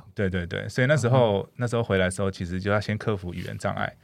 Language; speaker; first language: Chinese; non-native, fluent; English